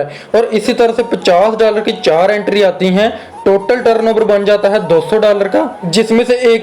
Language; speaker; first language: Hindi; native; Hindi